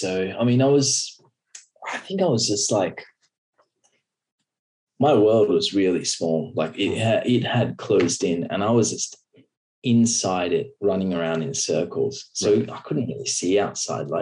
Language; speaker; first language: English; native; English